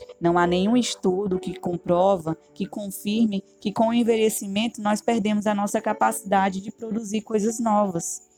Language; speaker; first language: Portuguese; native; Portuguese